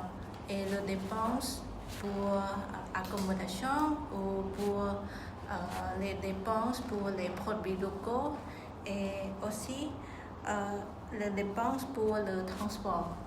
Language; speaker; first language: French; non-native, learner; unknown